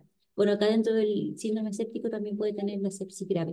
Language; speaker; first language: Spanish; native; Spanish